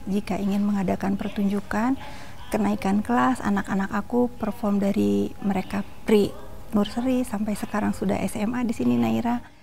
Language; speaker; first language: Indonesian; native; Indonesian